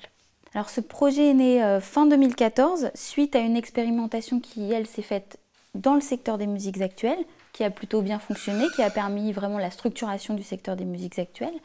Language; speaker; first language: French; native; French